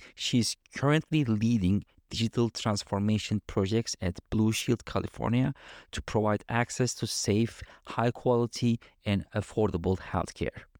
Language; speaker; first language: English; non-native, fluent; Turkish